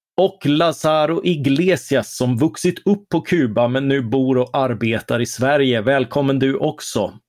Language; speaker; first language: Swedish; native; Swedish